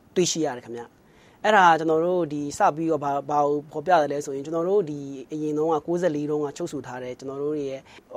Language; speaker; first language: Burmese; non-native, local second language; Kachin